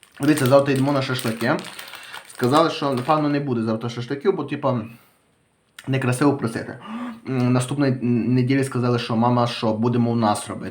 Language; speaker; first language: Ukrainian; native; Ukrainian